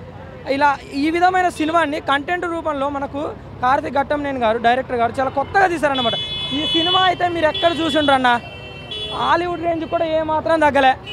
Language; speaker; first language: Telugu; native; Telugu